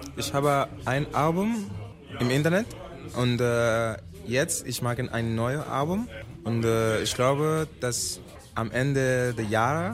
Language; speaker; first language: German; non-native, learner; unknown